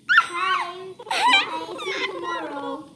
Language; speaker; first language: English; non-native, learner; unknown